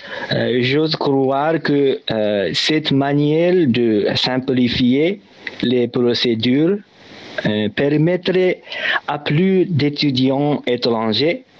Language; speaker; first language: French; non-native, learner; Japanese